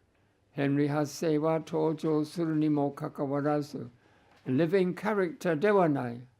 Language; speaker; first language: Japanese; non-native, fluent; English